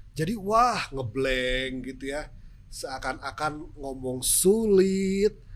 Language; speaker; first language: Indonesian; non-native, local second language; Sundanese